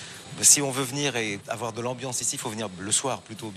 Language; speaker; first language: French; native; French